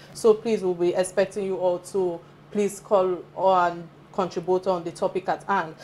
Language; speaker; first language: English; non-native, local second language; Yoruba